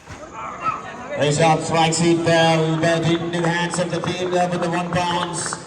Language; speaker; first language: English; non-native, local second language; Malayalam